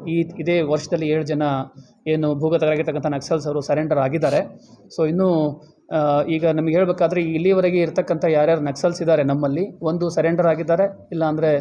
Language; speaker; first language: Kannada; native; Kannada